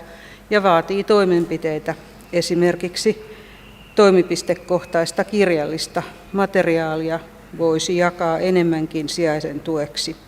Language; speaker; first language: Finnish; native; Finnish